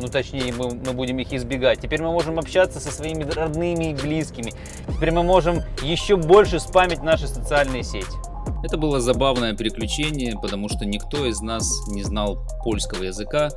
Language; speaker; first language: Russian; native; Russian